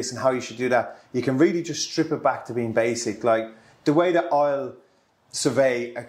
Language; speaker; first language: English; native; English